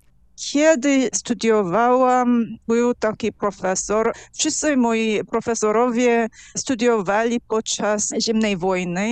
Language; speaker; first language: Polish; non-native, fluent; Korean